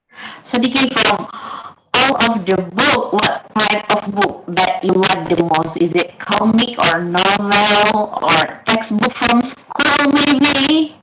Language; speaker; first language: English; non-native, learner; Indonesian